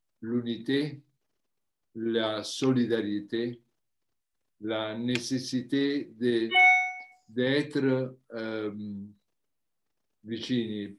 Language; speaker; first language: French; non-native, learner; Italian